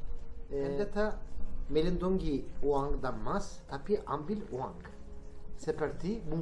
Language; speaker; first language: Indonesian; non-native, learner; Turkish